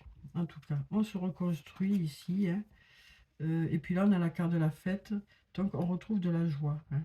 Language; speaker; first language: French; native; French